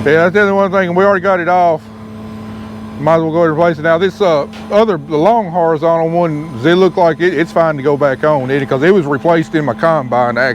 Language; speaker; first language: English; native; English